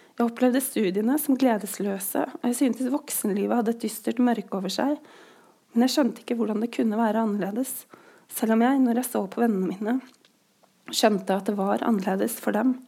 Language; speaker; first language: Norwegian; native; Norwegian